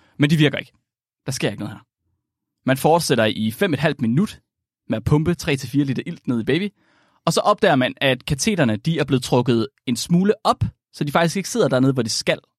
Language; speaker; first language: Danish; native; Danish